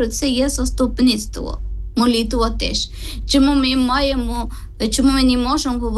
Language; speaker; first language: Ukrainian; non-native, learner; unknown